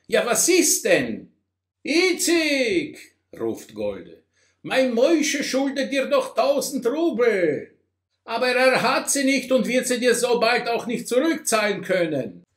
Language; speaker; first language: German; non-native, fluent; Russian